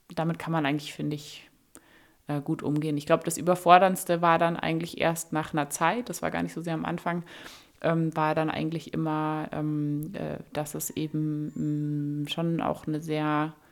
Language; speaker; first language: German; native; German